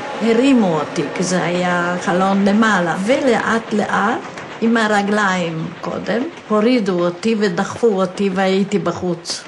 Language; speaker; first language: Hebrew; non-native, fluent; Polish